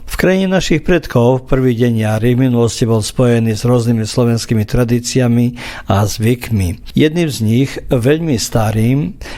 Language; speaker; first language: Slovak; early bilingual, other home language; Croatian